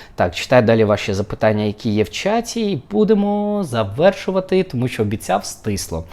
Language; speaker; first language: Ukrainian; native; Ukrainian